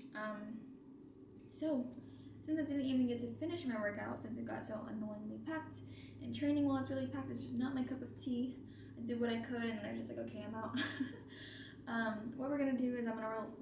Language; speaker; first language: English; native; English